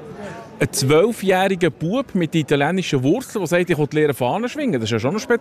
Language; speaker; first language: German; native; German